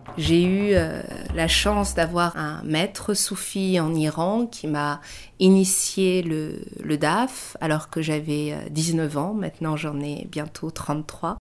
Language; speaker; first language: French; early bilingual, other home language; Persian